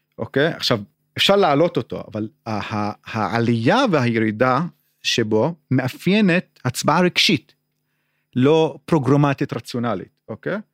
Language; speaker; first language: Hebrew; non-native, local second language; Arabic